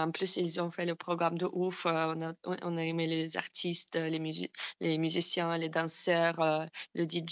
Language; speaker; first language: French; non-native, fluent; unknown